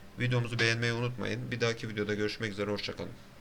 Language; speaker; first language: Turkish; native; Turkish